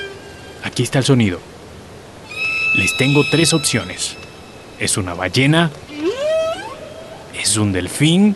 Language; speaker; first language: Spanish; native; Spanish